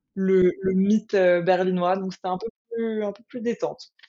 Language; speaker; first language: French; native; French